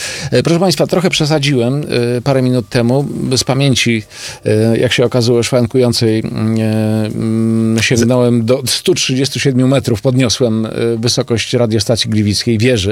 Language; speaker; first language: Polish; native; Polish